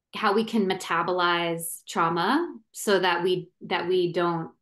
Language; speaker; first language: English; native; English